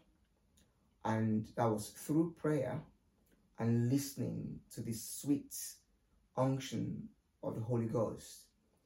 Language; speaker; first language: English; non-native, local second language; Yoruba